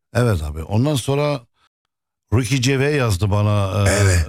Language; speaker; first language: Turkish; non-native, fluent; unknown